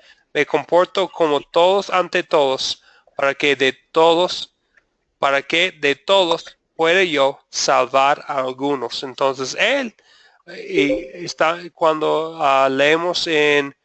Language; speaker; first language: Spanish; non-native, fluent; English